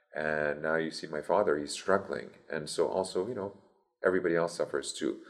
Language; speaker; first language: English; early bilingual, other home language; Persian